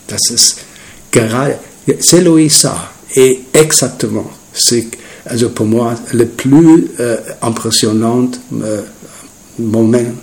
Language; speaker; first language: French; non-native, learner; German